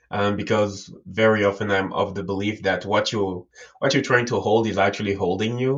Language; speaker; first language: English; non-native, local second language; French